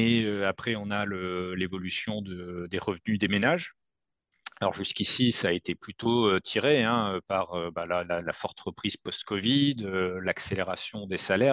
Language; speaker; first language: French; native; French